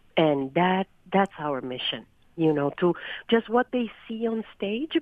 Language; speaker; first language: English; non-native, fluent; Italian